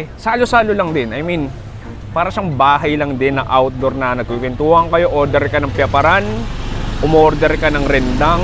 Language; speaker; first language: Filipino; native; Filipino